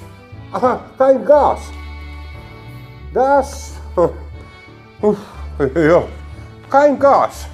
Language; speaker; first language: German; non-native, learner; Finnish